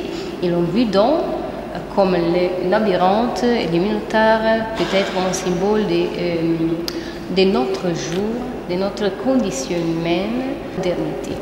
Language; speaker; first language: French; non-native, fluent; Italian